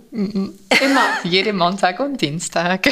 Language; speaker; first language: German; non-native, fluent; French